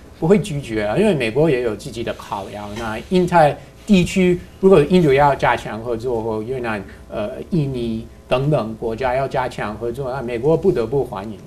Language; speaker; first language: Chinese; native; Chinese